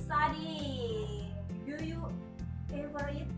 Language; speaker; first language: English; non-native, learner; Indonesian